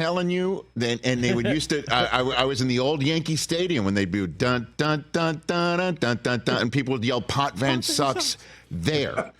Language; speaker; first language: English; native; English